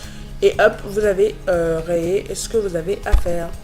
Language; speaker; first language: French; native; French